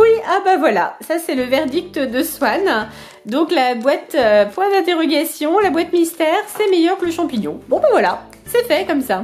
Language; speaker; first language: French; native; French